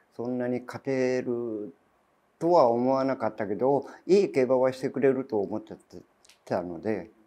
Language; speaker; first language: Japanese; native; Japanese